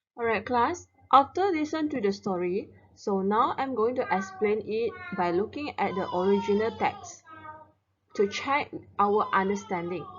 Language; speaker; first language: English; non-native, local second language; Chinese